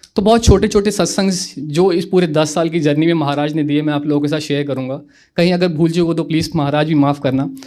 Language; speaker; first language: Hindi; native; Hindi